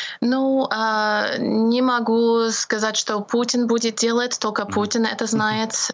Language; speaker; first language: Russian; non-native, fluent; English